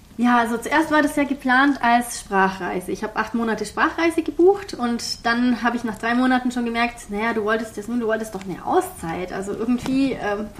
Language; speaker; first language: German; early bilingual, heritage; German